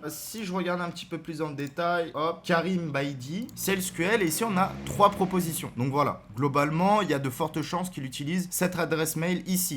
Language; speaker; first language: French; native; French